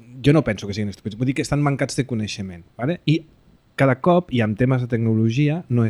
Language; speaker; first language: Catalan; native; Catalan